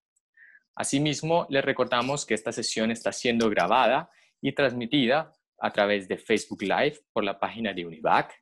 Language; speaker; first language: Spanish; native; Spanish